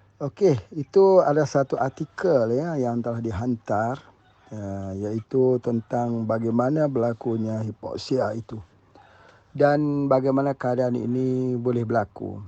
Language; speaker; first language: Malay; native; Malay